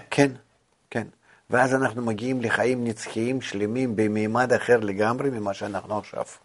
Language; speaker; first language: Hebrew; non-native, fluent; Russian